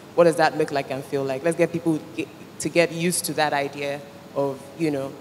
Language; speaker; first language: English; non-native, local second language; Igbo